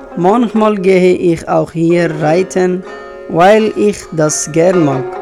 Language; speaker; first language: German; non-native, fluent; Persian